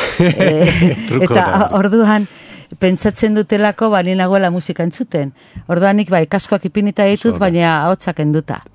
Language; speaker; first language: Basque; non-native, local second language; Spanish